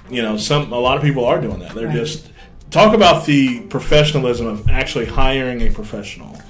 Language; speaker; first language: English; native; English